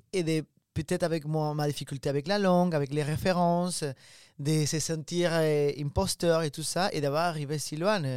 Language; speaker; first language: French; non-native, fluent; Spanish